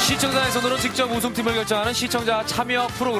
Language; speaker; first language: Korean; native; Korean